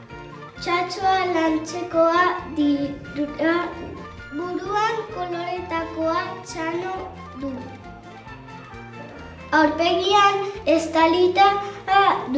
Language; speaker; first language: Basque; non-native, local second language; Spanish